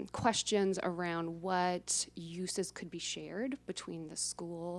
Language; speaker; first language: English; native; English